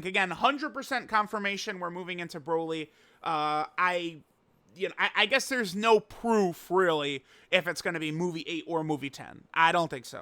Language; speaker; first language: English; native; English